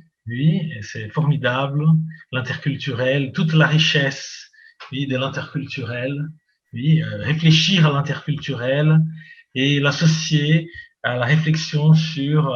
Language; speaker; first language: French; non-native, fluent; Portuguese